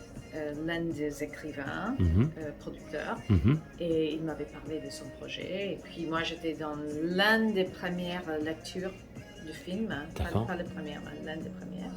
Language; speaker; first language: French; non-native, fluent; English